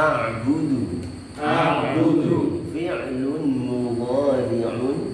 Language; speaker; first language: Arabic; non-native, fluent; Indonesian